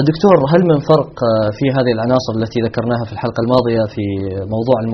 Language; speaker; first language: Arabic; native; Arabic